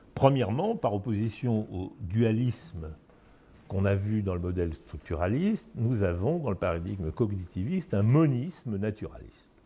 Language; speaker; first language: French; native; French